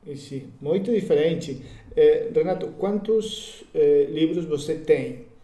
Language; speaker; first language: Portuguese; non-native, learner; Spanish